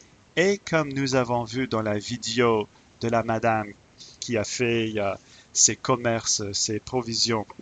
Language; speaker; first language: French; non-native, fluent; English